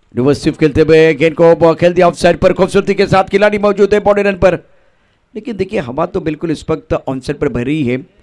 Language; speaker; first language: Hindi; non-native, local second language; Marathi